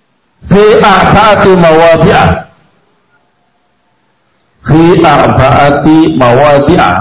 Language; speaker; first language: Arabic; non-native, fluent; Indonesian